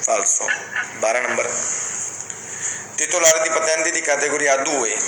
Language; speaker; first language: Italian; non-native, fluent; Punjabi